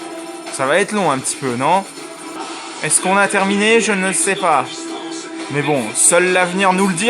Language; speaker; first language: French; native; French